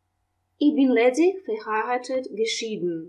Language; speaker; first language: German; non-native, fluent; Russian